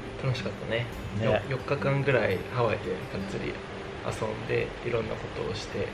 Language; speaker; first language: Japanese; native; Japanese